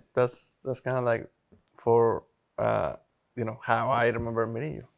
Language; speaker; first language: English; non-native, fluent; Spanish